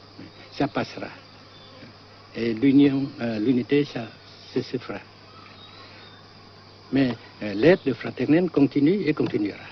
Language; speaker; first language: French; non-native, local second language; Vietnamese